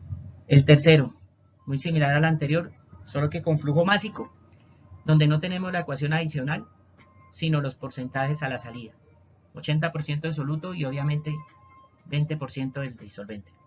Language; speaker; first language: Spanish; native; Spanish